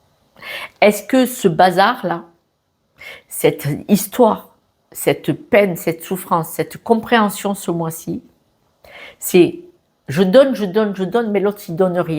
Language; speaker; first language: French; native; French